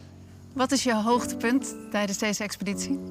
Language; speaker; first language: Dutch; native; Dutch